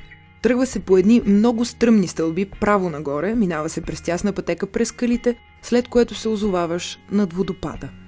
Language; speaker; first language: Bulgarian; native; Bulgarian